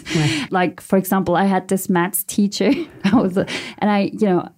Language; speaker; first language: English; early bilingual, heritage; German